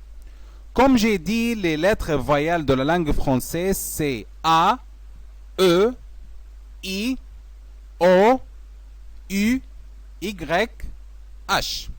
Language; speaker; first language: French; non-native, fluent; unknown